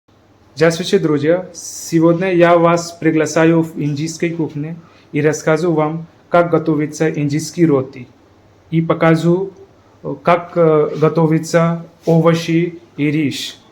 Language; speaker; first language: Russian; non-native, fluent; Hindi